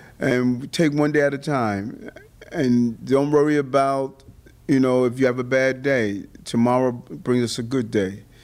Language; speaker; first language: English; native; English